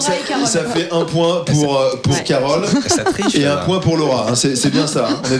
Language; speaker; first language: French; native; French